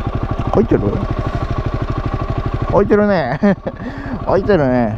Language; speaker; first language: Japanese; native; Japanese